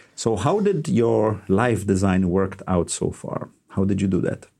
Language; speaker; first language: English; non-native, fluent; Polish